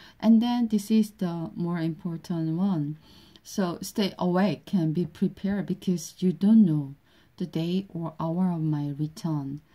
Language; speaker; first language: English; non-native, learner; Korean